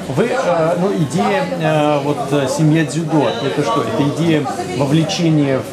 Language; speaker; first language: Russian; native; Russian